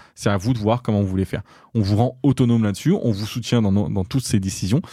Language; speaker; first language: French; native; French